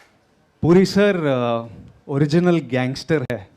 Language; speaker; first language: Hindi; non-native, local second language; Telugu